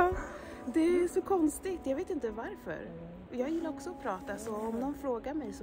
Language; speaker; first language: Swedish; early bilingual, other home language; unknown